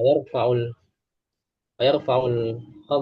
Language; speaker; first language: Arabic; non-native, learner; Indonesian